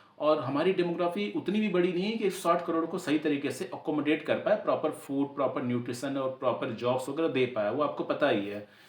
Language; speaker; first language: Hindi; native; Hindi